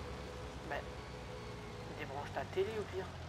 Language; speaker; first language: French; native; French